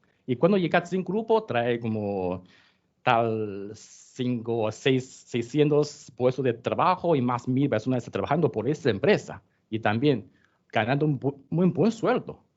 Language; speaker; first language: Spanish; non-native, learner; Chinese